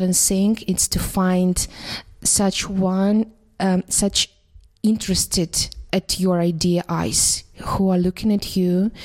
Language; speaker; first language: English; non-native, fluent; Russian